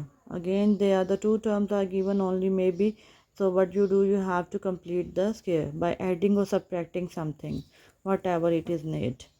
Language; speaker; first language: English; non-native, local second language; Urdu